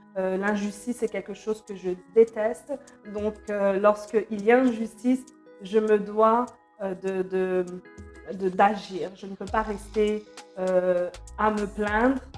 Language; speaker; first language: French; non-native, local second language; Lingala